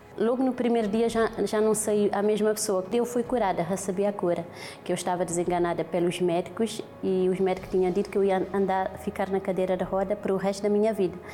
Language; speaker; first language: Portuguese; non-native, local second language; Kabuverdianu